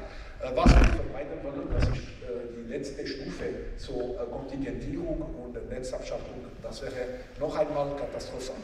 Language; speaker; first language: German; non-native, local second language; French